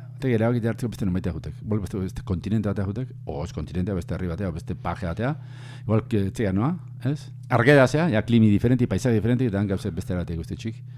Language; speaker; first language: Basque; native; Basque